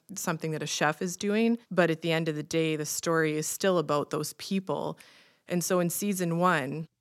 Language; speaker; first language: English; native; English